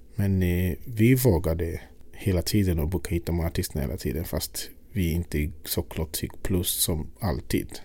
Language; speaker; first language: Swedish; non-native, fluent; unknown